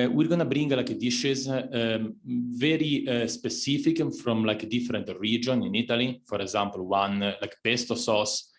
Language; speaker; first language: English; non-native, fluent; Italian